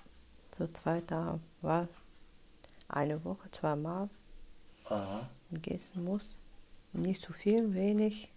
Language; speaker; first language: German; non-native, learner; Russian